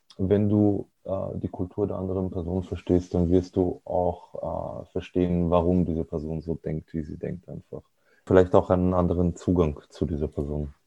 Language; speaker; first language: German; early bilingual, other home language; Arabic